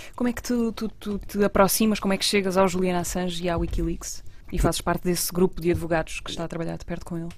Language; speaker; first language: Portuguese; native; Portuguese